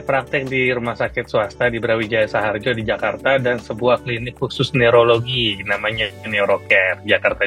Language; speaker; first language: Indonesian; native; Indonesian